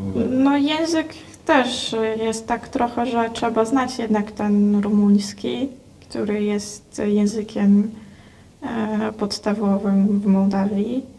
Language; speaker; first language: Polish; non-native, fluent; Russian